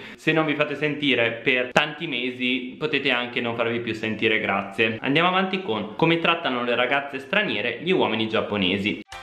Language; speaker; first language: Italian; native; Italian